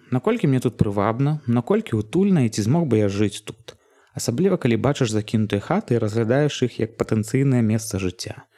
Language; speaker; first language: Belarusian; native; Belarusian